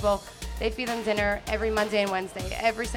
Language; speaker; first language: English; native; English